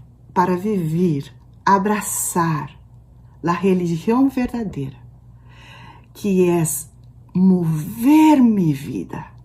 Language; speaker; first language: Portuguese; non-native, fluent; Spanish